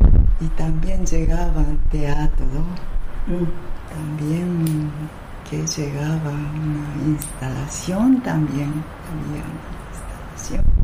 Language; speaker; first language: Spanish; non-native, learner; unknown